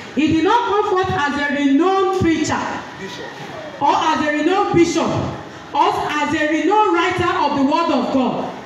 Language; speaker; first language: English; non-native, local second language; Yoruba